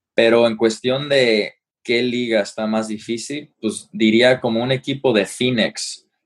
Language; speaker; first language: Spanish; early bilingual, heritage; Spanish